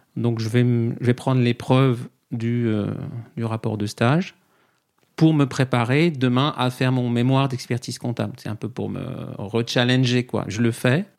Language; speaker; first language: French; native; French